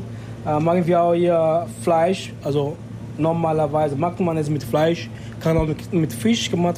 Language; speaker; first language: German; non-native, fluent; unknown